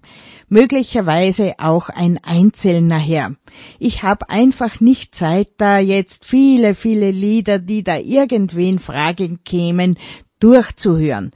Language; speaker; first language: German; native; German